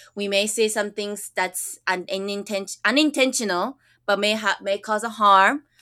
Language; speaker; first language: English; early bilingual, other home language; Japanese